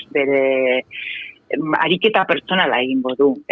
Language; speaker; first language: Basque; non-native, local second language; Spanish